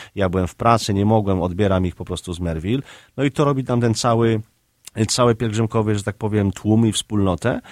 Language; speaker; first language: Polish; native; Polish